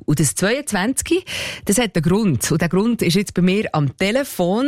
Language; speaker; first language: German; native; German